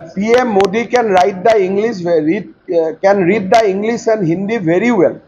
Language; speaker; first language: English; non-native, local second language; Assamese